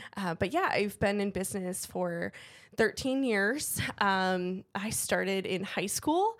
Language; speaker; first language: English; native; English